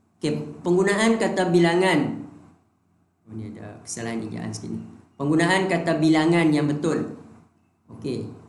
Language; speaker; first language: Malay; native; Malay